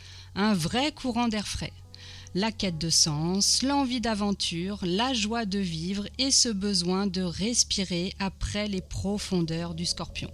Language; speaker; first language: French; native; French